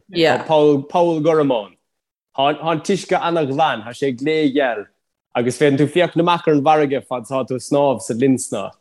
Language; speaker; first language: Irish; native; Irish